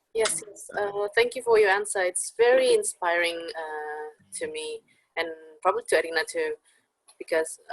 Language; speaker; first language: English; non-native, fluent; Indonesian